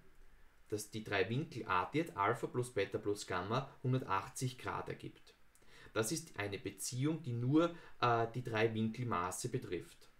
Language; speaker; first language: German; native; German